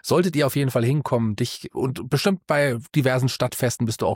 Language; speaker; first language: German; native; German